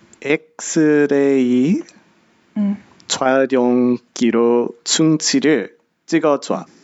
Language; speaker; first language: Korean; non-native, learner; English